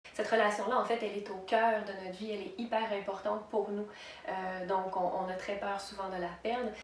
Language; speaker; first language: French; native; French